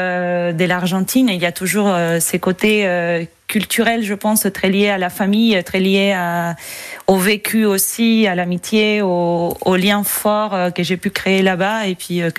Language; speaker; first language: French; non-native, fluent; Spanish